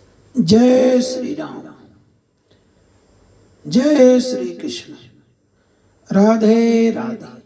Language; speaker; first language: Hindi; native; Hindi